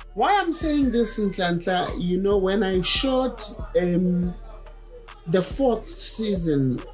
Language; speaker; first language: English; non-native, local second language; Southern Sotho